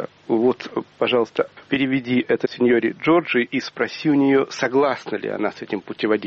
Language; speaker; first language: Russian; native; Russian